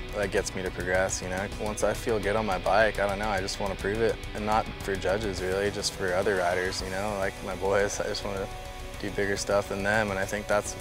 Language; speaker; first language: English; native; English